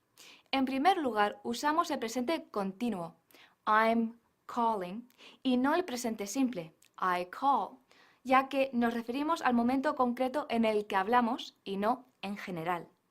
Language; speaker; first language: Spanish; non-native, fluent; English